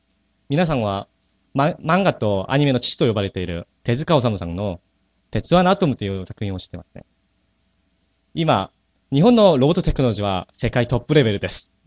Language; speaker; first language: Japanese; non-native, fluent; Korean